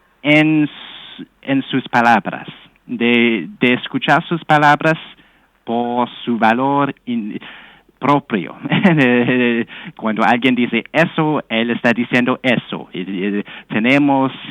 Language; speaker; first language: Spanish; non-native, fluent; English